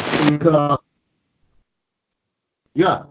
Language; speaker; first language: English; non-native, learner; Spanish